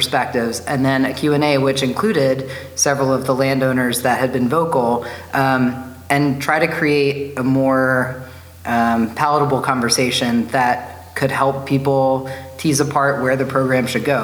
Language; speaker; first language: English; native; English